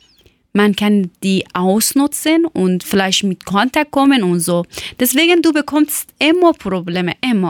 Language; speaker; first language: German; non-native, learner; Persian